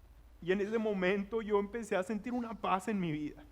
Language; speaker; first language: Spanish; native; Spanish